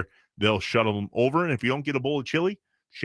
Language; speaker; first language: English; native; English